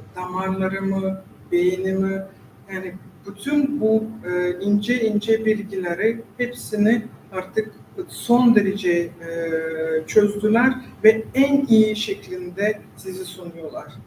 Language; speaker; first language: Turkish; non-native, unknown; Russian